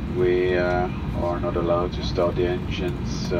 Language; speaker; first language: English; non-native, fluent; German